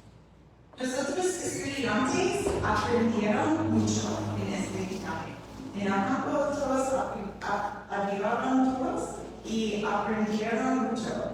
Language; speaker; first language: Spanish; non-native, learner; English